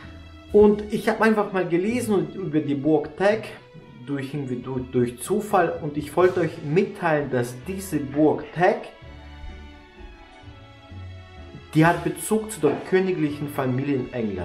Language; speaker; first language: German; native; German